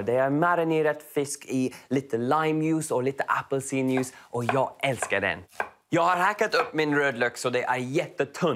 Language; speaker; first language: Swedish; non-native, learner; English